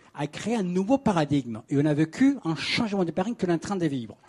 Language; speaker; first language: French; non-native, fluent; Spanish